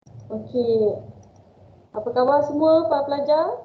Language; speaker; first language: Malay; native; Malay